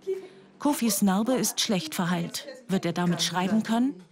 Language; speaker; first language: German; native; German